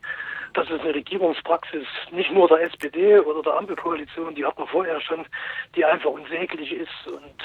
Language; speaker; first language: German; native; German